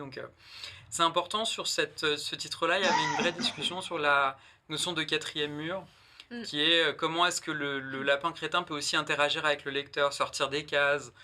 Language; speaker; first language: French; native; French